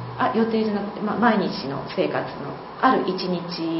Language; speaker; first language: Japanese; native; Japanese